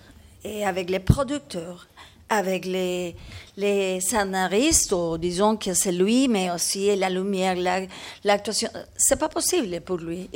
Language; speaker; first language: French; non-native, learner; Spanish